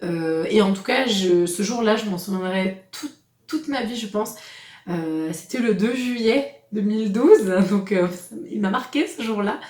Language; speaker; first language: French; native; French